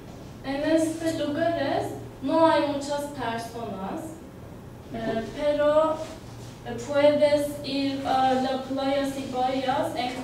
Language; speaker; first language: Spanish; non-native, learner; Turkish